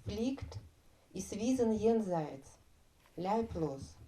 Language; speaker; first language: German; non-native, fluent; Russian